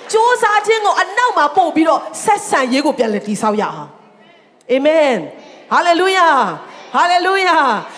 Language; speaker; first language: Burmese; non-native, local second language; Tedim Chin